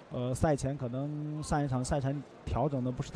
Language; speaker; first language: Chinese; native; Chinese